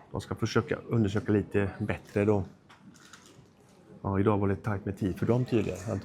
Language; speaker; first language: Swedish; native; Swedish